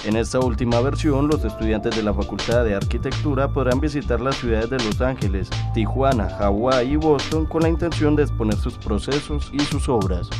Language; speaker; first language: Spanish; native; Spanish